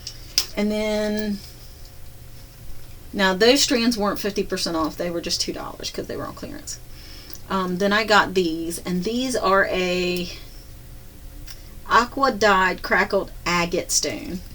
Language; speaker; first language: English; native; English